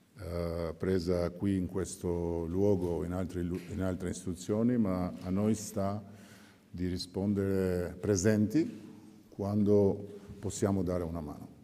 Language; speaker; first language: Italian; non-native, fluent; Albanian